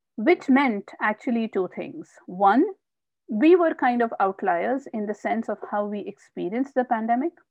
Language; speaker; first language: English; non-native, local second language; Hindi